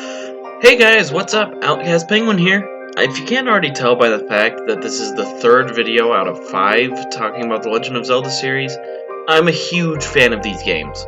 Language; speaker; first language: English; native; English